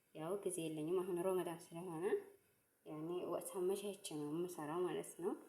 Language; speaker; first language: Amharic; native; Amharic